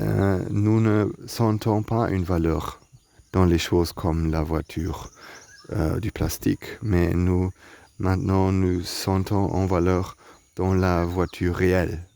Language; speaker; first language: French; non-native, learner; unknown